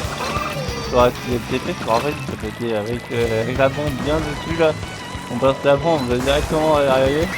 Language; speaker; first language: French; native; French